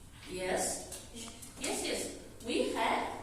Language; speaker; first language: English; non-native, learner; Russian